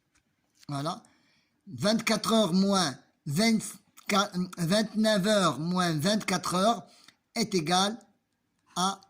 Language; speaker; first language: French; non-native, local second language; Arabic